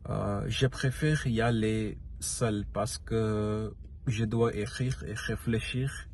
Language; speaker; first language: French; non-native, learner; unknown